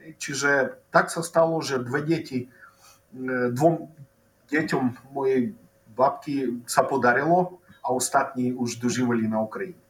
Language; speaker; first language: Slovak; non-native, local second language; Rusyn